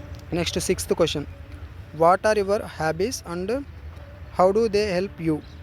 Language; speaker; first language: English; non-native, local second language; Telugu